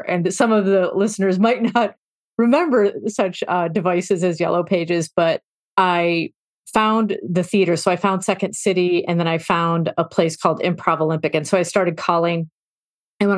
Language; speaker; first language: English; native; English